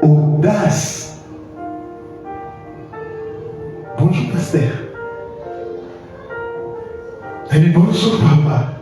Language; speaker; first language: French; non-native, local second language; Lingala